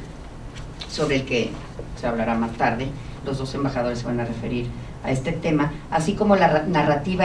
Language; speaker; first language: Spanish; native; Spanish